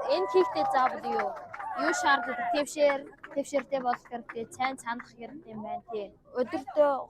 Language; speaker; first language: Mongolian; non-native, local second language; Kazakh